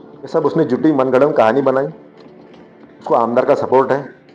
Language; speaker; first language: Hindi; non-native, local second language; Marathi